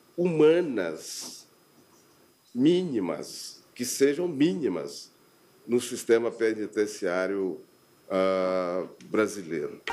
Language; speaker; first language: Portuguese; native; Portuguese